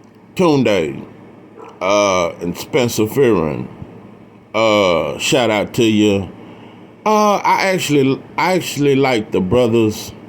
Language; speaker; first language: English; native; English